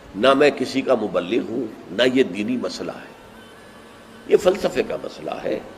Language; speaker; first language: Urdu; native; Urdu